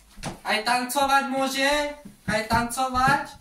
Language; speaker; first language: Slovak; non-native, local second language; Romany